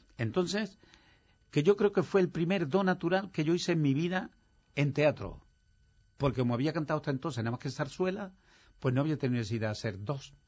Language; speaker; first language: Spanish; native; Spanish